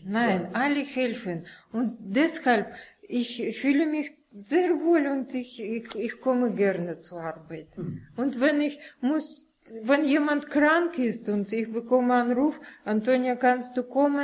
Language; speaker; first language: German; non-native, learner; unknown